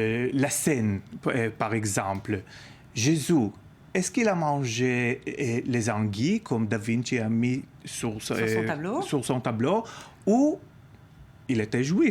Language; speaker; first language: French; non-native, learner; Hebrew